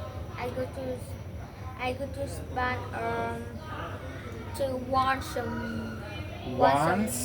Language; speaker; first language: English; non-native, learner; Vietnamese